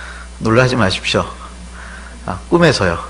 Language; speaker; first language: Korean; native; Korean